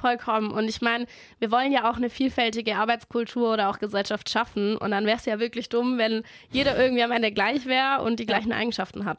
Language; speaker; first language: German; native; German